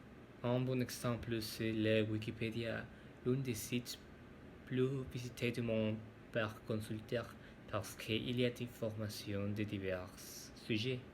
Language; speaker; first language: French; non-native, learner; Spanish